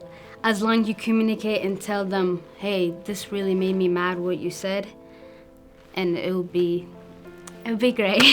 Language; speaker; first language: English; non-native, fluent; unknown